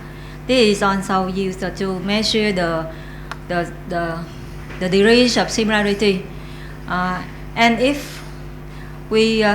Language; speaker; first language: English; non-native, learner; Vietnamese